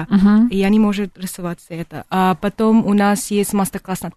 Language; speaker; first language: Russian; non-native, learner; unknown